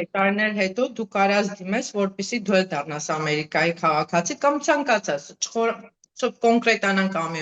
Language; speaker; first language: Armenian; native; Armenian